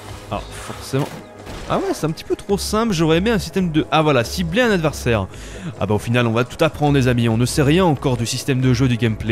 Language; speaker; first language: French; native; French